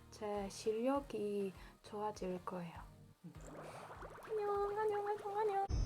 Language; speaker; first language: Korean; non-native, learner; Polish